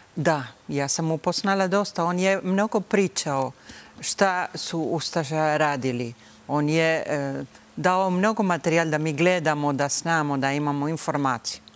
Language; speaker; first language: Bosnian; early bilingual, heritage; Bosnian